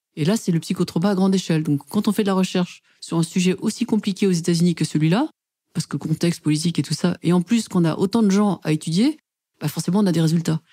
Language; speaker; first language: French; native; French